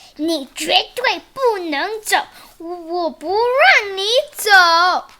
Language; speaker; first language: Chinese; early bilingual, heritage; Chinese